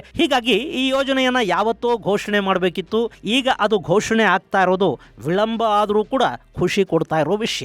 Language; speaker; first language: Kannada; native; Kannada